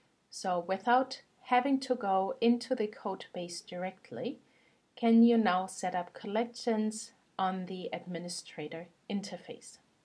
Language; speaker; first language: English; non-native, fluent; German